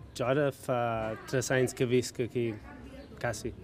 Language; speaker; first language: Catalan; non-native, fluent; German